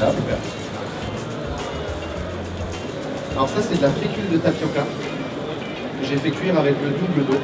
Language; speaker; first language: French; native; French